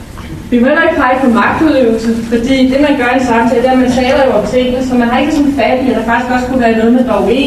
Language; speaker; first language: Danish; native; Danish